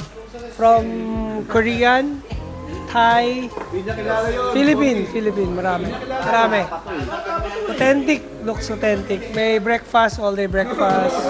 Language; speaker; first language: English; non-native, local second language; Filipino